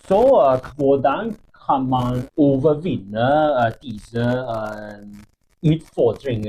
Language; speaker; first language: Norwegian; non-native, learner; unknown